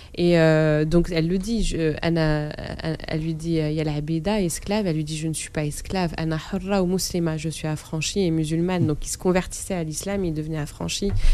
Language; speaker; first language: French; non-native, local second language; Arabic